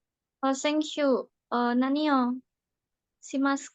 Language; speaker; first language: Japanese; non-native, learner; Indonesian